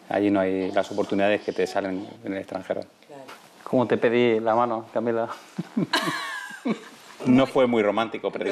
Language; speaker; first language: Spanish; native; Spanish